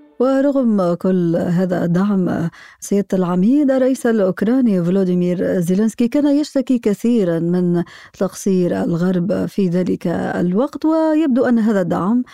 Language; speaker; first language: Arabic; native; Arabic